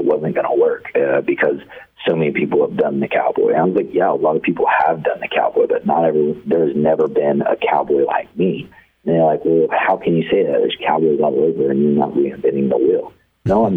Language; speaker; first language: English; native; English